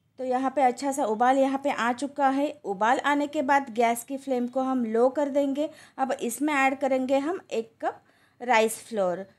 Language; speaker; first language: Hindi; non-native, local second language; Marathi